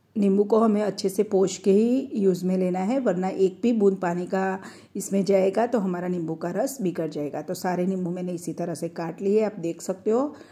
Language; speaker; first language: Hindi; non-native, local second language; Gujarati